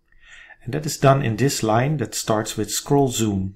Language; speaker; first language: English; non-native, fluent; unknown